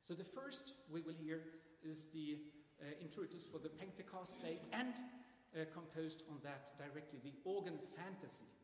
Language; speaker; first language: English; non-native, fluent; Swedish